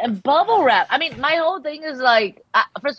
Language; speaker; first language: English; early bilingual, other home language; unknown